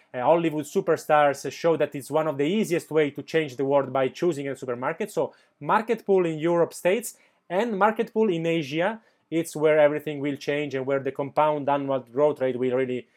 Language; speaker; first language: English; non-native, fluent; Italian